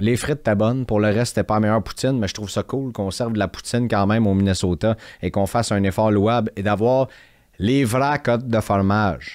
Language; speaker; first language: French; native; French